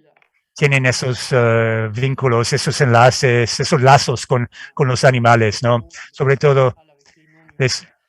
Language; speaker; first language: Spanish; non-native, fluent; French